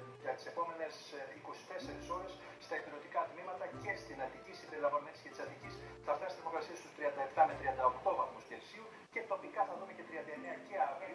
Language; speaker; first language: Greek; native; Greek